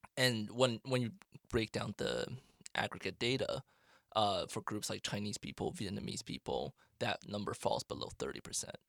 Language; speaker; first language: English; non-native, fluent; Chinese